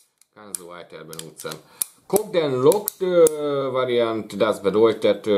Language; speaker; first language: German; non-native, learner; Hungarian